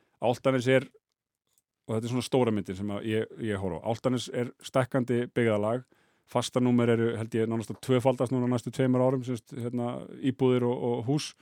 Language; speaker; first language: Icelandic; native; Icelandic